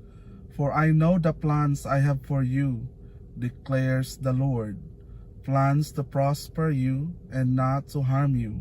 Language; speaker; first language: English; non-native, local second language; Filipino